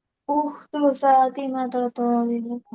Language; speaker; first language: Arabic; non-native, learner; Bangla